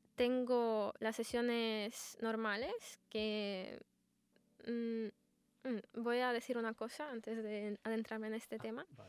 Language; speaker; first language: Spanish; non-native, fluent; Russian